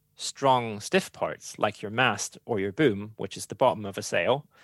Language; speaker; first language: English; non-native, fluent; German